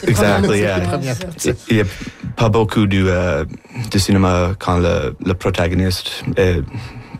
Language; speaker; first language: French; non-native, local second language; English